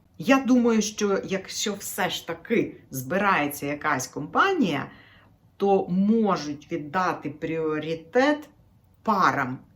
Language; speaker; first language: Ukrainian; native; Ukrainian